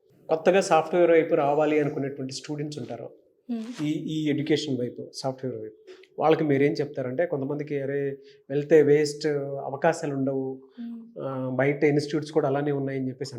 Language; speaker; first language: Telugu; native; Telugu